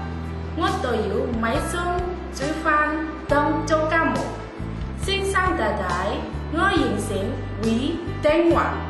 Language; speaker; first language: Cantonese; non-native, learner; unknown